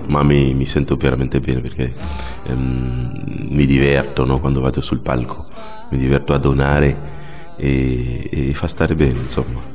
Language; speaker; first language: Italian; non-native, fluent; Ewe